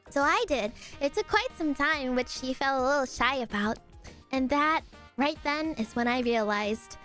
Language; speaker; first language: English; native; English